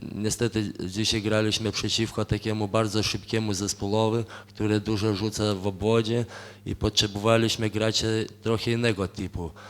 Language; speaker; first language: Polish; non-native, fluent; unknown